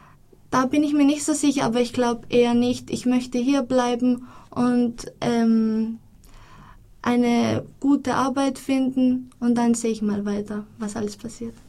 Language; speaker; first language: German; non-native, fluent; Greek